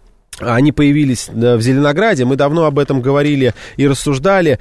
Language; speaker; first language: Russian; native; Russian